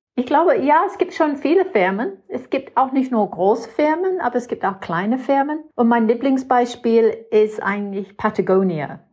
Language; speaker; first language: German; non-native, fluent; English